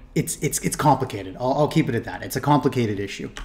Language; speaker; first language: English; native; English